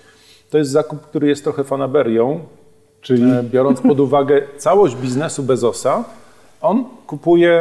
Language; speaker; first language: Polish; native; Polish